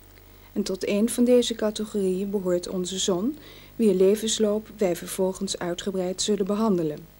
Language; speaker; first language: Dutch; native; Dutch